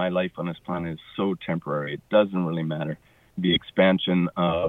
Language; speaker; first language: English; native; English